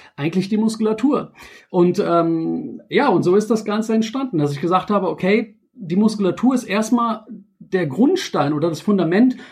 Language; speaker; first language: German; native; German